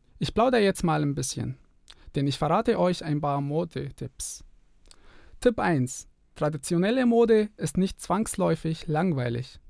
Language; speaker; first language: German; non-native, fluent; Arabic